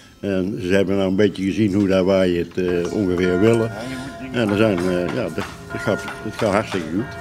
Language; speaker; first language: Dutch; native; Dutch